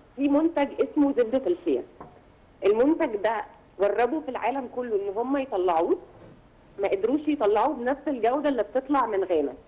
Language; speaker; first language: Arabic; native; Arabic